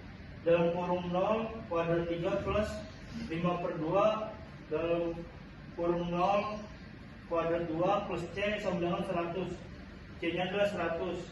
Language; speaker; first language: Indonesian; native; Indonesian